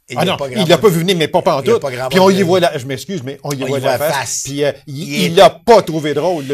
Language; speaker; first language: French; native; French